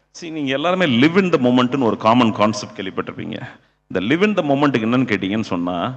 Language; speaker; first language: Tamil; native; Tamil